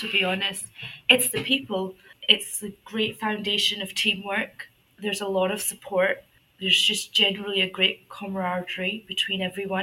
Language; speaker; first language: English; native; English